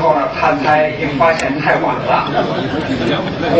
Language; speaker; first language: Chinese; early bilingual, other home language; English